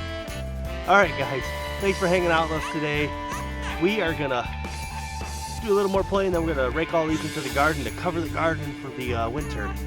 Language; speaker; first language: English; native; English